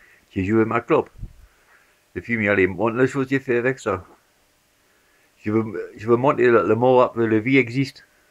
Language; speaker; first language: French; non-native, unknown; English